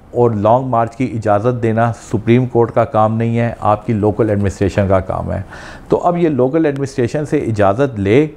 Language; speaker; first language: Urdu; non-native, local second language; Punjabi